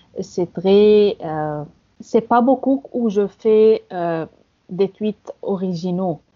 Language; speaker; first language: French; non-native, fluent; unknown